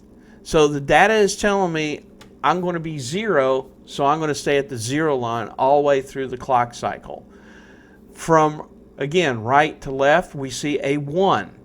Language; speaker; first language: English; native; English